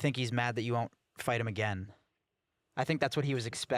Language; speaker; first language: English; native; English